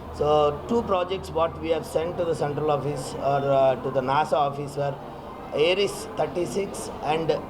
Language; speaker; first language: English; non-native, local second language; Telugu